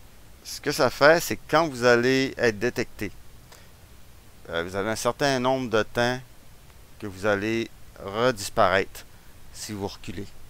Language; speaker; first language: French; native; French